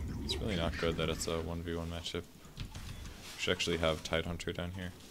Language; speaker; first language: English; native; English